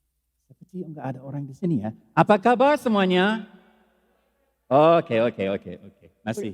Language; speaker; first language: Indonesian; non-native, learner; English